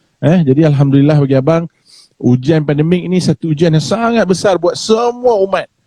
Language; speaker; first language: Malay; native; Malay